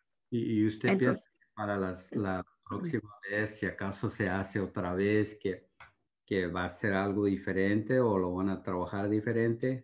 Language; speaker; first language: Spanish; early bilingual, heritage; Spanish